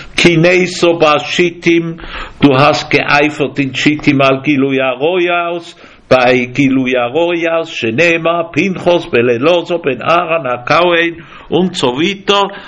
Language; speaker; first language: German; native; German